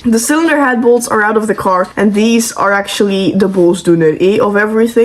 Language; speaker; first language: English; non-native, fluent; Dutch